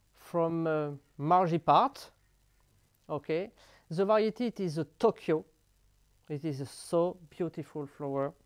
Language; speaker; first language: English; non-native, learner; French